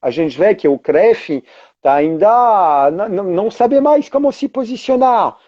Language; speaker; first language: Portuguese; non-native, fluent; French